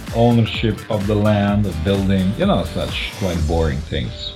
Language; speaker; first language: English; non-native, fluent; Croatian